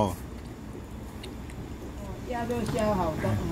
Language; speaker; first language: Chinese; non-native, local second language; Min Nan Chinese